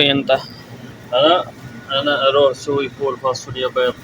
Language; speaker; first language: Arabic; non-native, learner; Urdu